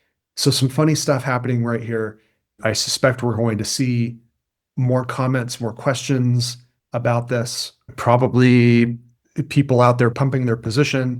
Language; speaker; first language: English; native; English